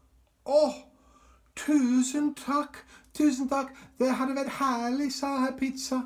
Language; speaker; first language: Norwegian; non-native, fluent; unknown